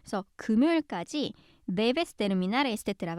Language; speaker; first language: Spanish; non-native, fluent; Korean